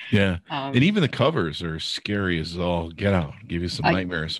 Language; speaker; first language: English; native; English